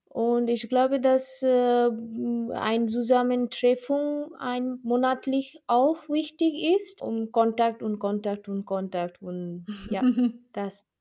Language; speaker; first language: German; non-native, learner; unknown